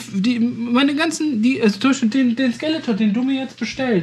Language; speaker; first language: German; native; German